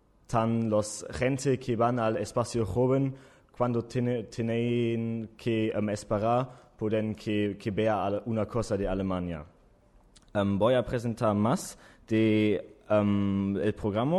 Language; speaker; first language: Spanish; non-native, learner; German